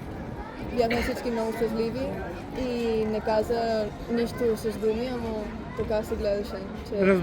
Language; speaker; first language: Bulgarian; early bilingual, heritage; Bulgarian